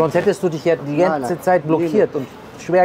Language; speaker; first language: German; native; German